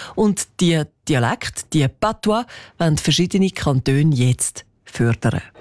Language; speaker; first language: German; native; German